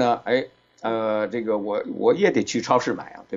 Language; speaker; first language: Chinese; native; Chinese